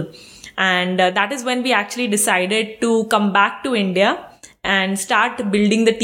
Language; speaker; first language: English; non-native, local second language; Hindi